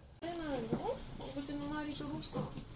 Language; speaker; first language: Japanese; native; Japanese